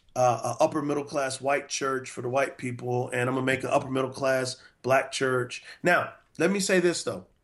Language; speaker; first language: English; native; English